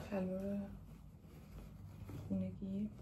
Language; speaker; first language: Persian; native; Persian